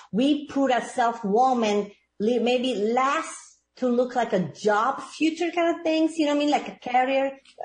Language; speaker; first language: English; non-native, fluent; Italian